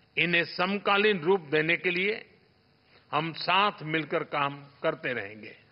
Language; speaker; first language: Hindi; non-native, local second language; Gujarati